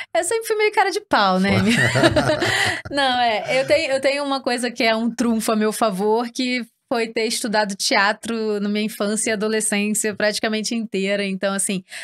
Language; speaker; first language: Portuguese; native; Portuguese